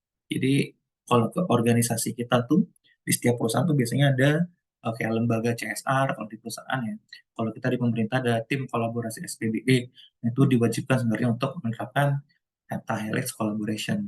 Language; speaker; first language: Indonesian; native; Indonesian